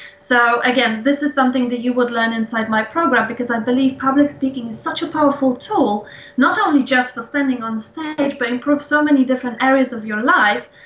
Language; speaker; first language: English; non-native, fluent; Polish